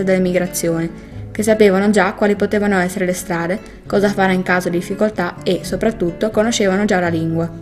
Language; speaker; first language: Italian; native; Italian